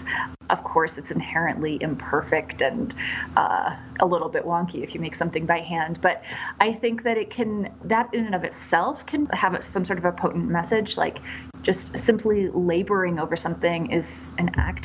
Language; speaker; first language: English; native; English